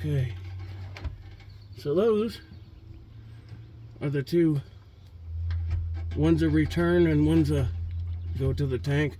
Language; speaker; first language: English; native; English